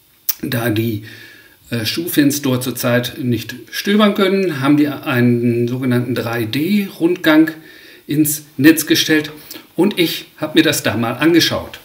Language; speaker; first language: German; native; German